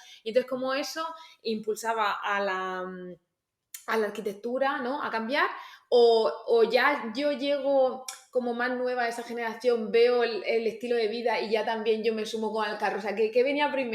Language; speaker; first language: Spanish; native; Spanish